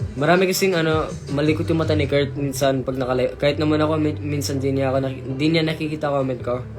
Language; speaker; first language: Filipino; native; Filipino